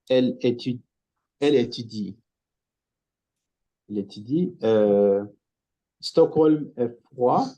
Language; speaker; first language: French; non-native, learner; Turkish